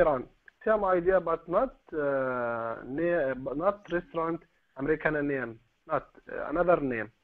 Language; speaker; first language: English; non-native, learner; Arabic